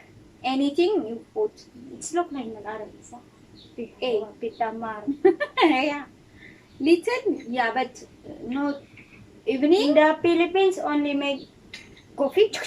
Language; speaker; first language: English; non-native, learner; Amharic